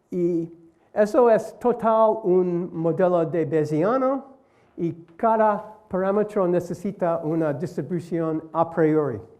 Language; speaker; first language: Spanish; non-native, learner; English